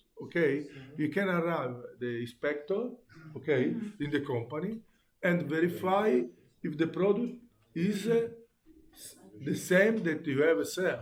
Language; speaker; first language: English; non-native, learner; Italian